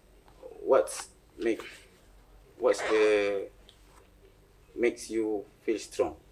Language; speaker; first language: English; non-native, local second language; Malay